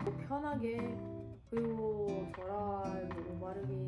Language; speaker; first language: Korean; non-native, learner; English